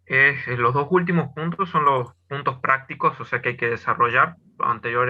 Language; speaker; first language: Spanish; native; Spanish